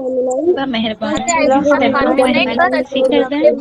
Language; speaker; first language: Persian; non-native, learner; Urdu